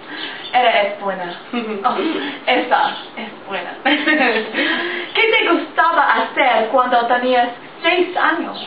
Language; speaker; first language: Spanish; non-native, learner; English